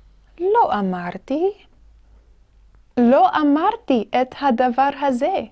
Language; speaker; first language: Hebrew; non-native, fluent; English